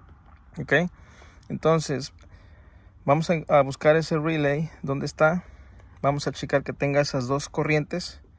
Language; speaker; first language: Spanish; native; Spanish